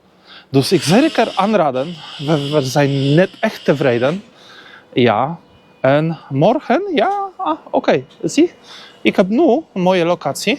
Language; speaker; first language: Dutch; non-native, learner; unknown